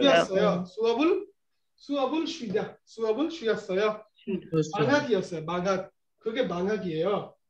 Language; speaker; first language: Korean; non-native, learner; Bangla